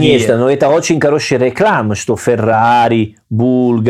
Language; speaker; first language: Russian; non-native, learner; Italian